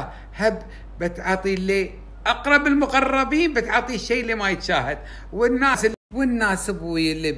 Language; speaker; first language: Arabic; native; Arabic